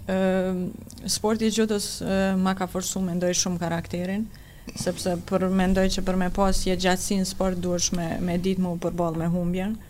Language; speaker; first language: Albanian; native; Albanian